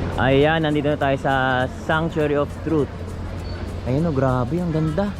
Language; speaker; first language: Filipino; non-native, local second language; Iloko